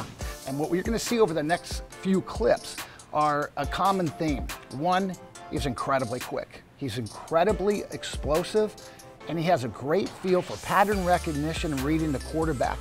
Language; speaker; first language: English; native; English